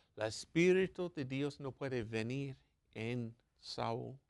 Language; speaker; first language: Spanish; non-native, learner; English